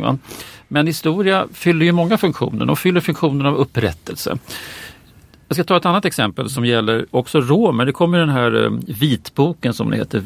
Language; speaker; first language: Swedish; native; Swedish